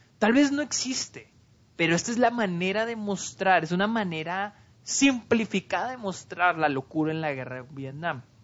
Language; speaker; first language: Spanish; native; Spanish